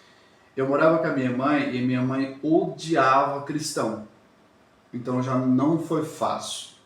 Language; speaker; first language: Portuguese; native; Portuguese